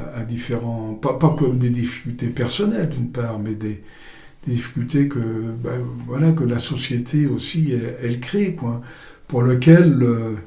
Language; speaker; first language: French; native; French